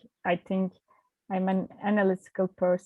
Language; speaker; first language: English; non-native, learner; Turkish